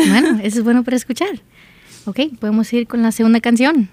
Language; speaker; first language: Spanish; early bilingual, heritage; Spanish